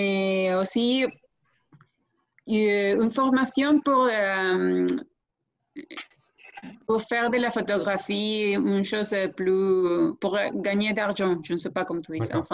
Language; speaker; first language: French; non-native, fluent; Spanish